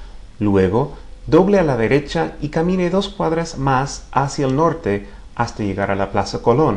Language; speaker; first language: Spanish; non-native, fluent; English